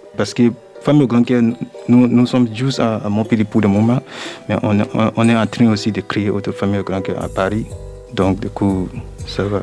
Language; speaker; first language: French; non-native, learner; English